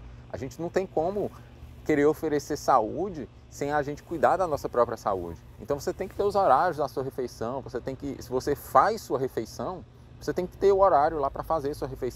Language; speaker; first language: Portuguese; native; Portuguese